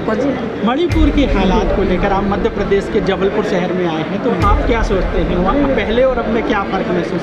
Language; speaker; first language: Hindi; native; Hindi